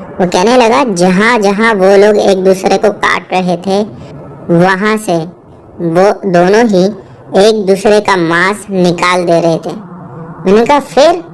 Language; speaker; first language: Hindi; native; Hindi